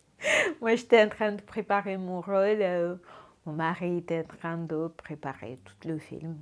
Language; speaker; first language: French; non-native, fluent; Russian